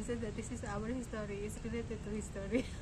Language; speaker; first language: English; non-native, fluent; Indonesian